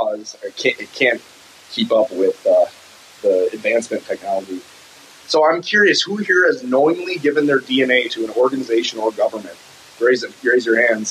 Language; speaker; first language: English; native; English